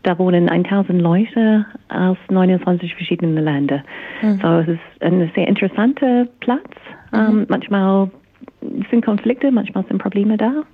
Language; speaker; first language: German; non-native, fluent; English